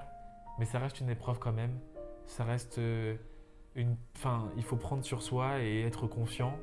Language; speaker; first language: French; native; French